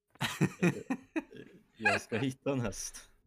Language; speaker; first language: Swedish; non-native, fluent; German